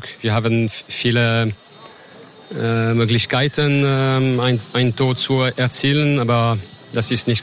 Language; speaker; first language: German; non-native, learner; French